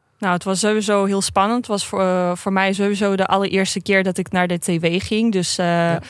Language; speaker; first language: Dutch; non-native, fluent; Russian